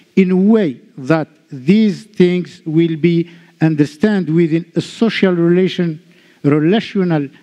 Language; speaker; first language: English; non-native, learner; Arabic